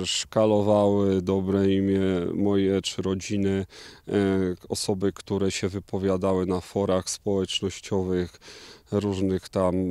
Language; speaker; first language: Polish; native; Polish